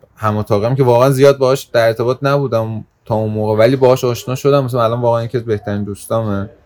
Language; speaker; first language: Persian; non-native, local second language; Azerbaijani